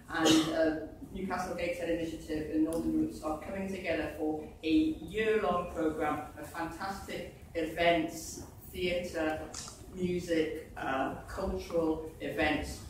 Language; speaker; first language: English; native; English